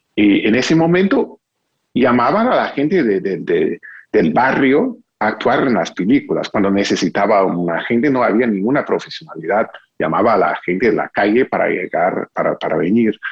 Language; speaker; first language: Spanish; non-native, fluent; English